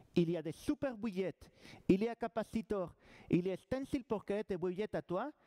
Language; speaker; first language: French; non-native, fluent; Spanish